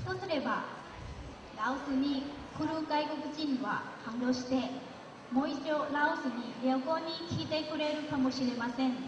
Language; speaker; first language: Japanese; non-native, learner; Lao